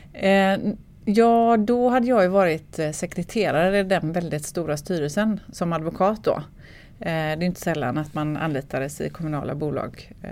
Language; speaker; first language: Swedish; native; Swedish